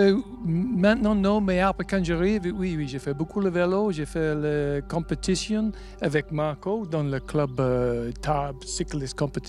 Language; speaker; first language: French; non-native, learner; English